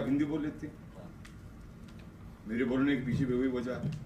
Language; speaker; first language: Hindi; early bilingual, other home language; English